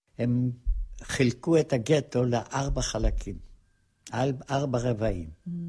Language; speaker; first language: Hebrew; non-native, fluent; Polish